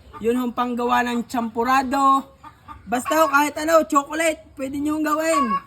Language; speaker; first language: Filipino; native; Filipino